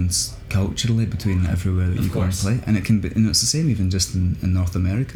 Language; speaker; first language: English; native; English